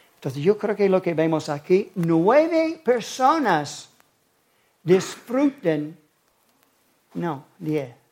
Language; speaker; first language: Spanish; non-native, fluent; English